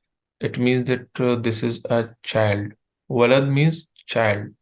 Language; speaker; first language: English; non-native, fluent; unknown